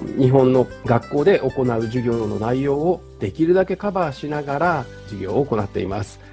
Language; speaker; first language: Japanese; native; Japanese